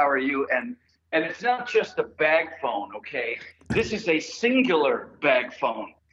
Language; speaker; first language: English; native; English